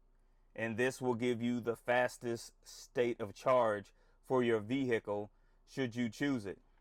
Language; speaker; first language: English; native; English